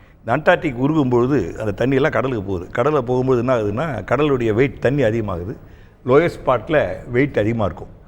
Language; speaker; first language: Tamil; native; Tamil